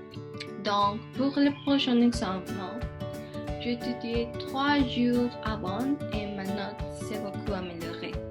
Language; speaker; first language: French; non-native, learner; Spanish